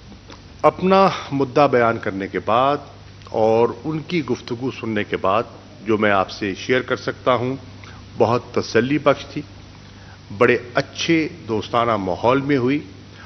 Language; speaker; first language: Urdu; non-native, local second language; Saraiki